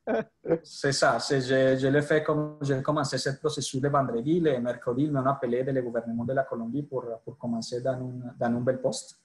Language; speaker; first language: French; non-native, fluent; Spanish